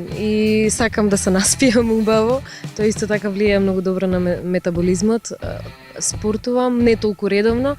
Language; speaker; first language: Macedonian; early bilingual, other home language; Russian